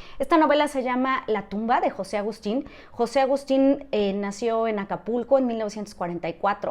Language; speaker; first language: Spanish; native; Spanish